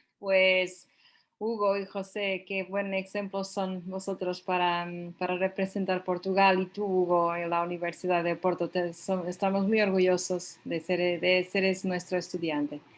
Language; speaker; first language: Spanish; non-native, fluent; Portuguese